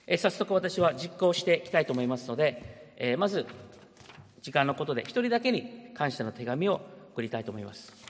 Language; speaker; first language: Japanese; early bilingual, heritage; Japanese